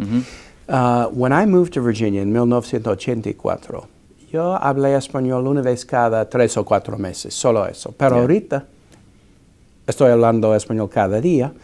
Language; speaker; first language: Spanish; non-native, fluent; English